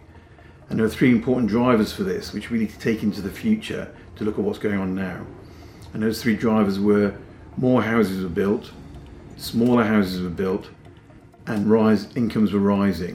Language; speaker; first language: English; native; English